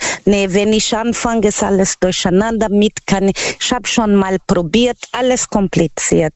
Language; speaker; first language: German; non-native, learner; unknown